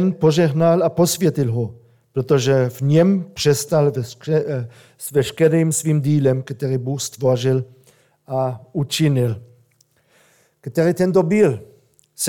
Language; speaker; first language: Czech; non-native, fluent; German